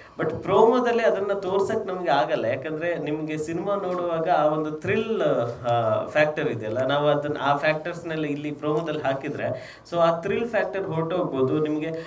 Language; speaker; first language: Kannada; native; Kannada